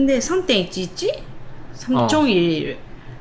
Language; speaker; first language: Korean; non-native, learner; Japanese